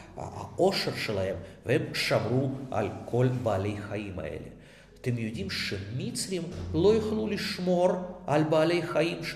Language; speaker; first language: Hebrew; non-native, fluent; Russian